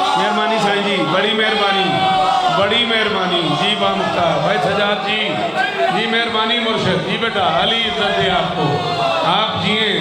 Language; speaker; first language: Urdu; non-native, local second language; Punjabi